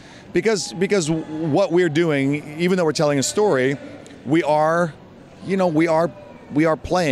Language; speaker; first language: English; native; English